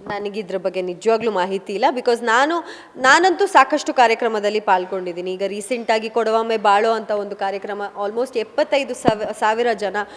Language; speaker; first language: Kannada; non-native, local second language; Kodava